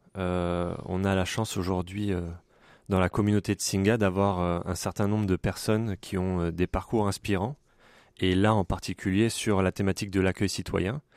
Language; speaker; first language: French; native; French